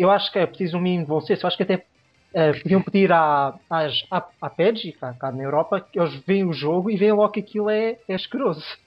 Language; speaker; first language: Portuguese; native; Portuguese